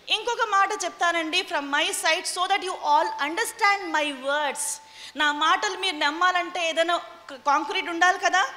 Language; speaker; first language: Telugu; non-native, local second language; Hindi